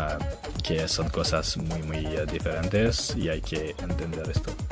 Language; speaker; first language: Spanish; non-native, learner; French